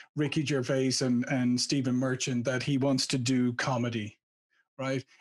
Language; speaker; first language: English; native; English